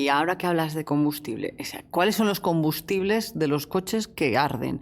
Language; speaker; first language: Spanish; native; Spanish